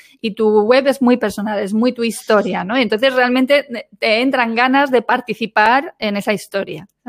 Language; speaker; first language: Spanish; native; Spanish